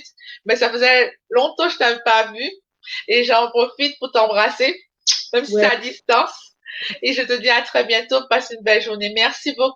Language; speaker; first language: French; native; French